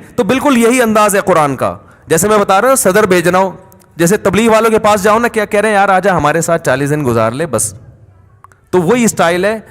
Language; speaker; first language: Urdu; native; Urdu